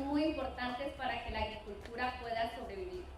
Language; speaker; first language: Spanish; native; Spanish